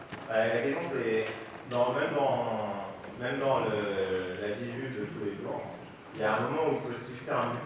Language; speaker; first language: French; native; French